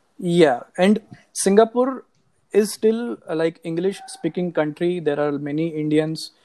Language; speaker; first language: English; non-native, local second language; Hindi